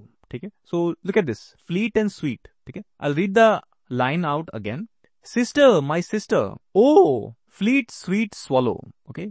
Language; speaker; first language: English; non-native, local second language; Hindi